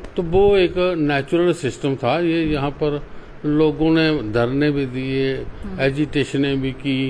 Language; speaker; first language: Hindi; native; Hindi